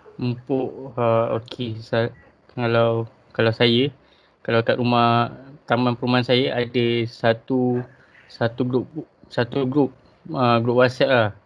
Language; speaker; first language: Malay; native; Malay